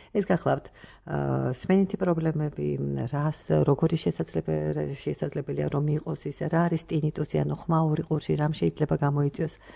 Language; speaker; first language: Georgian; native; Georgian